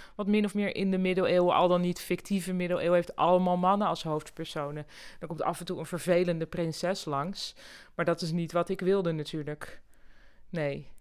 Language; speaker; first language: Dutch; native; Dutch